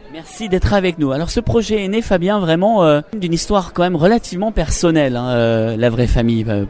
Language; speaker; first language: French; native; French